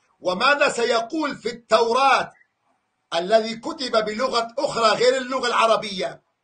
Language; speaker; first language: Arabic; non-native, local second language; Kurdish